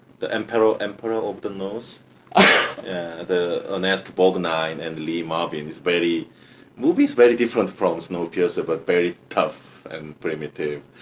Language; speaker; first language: English; non-native, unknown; Korean